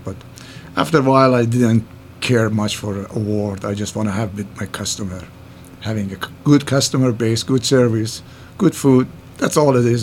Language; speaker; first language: English; non-native, fluent; Persian